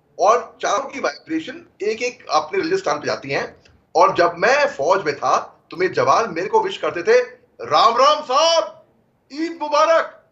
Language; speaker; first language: Hindi; native; Hindi